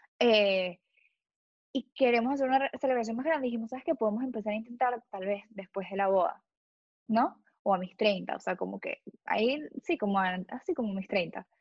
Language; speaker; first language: Spanish; native; Spanish